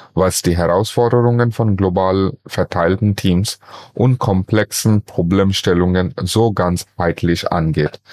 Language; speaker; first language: German; non-native, fluent; Bangla